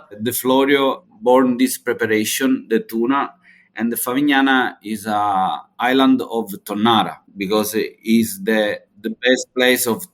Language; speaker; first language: English; non-native, learner; Italian